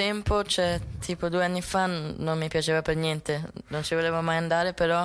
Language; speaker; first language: Italian; early bilingual, heritage; Italian